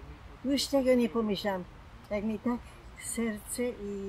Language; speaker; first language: Polish; non-native, local second language; German